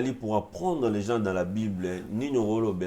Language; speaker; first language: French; non-native, local second language; Lingala